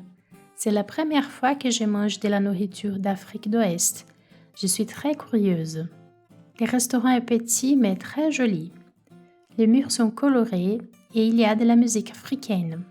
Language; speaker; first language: French; non-native, fluent; Portuguese